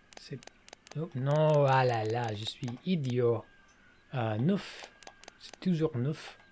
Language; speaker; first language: French; non-native, learner; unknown